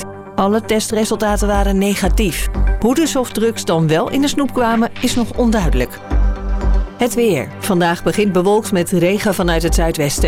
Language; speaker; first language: Dutch; native; Dutch